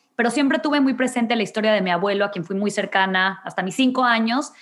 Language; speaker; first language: Spanish; native; Spanish